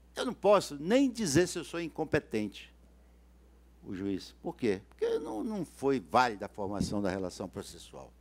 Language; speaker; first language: Portuguese; native; Portuguese